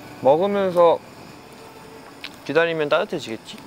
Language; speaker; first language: Korean; native; Korean